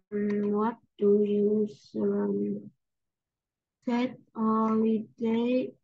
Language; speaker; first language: English; non-native, learner; Vietnamese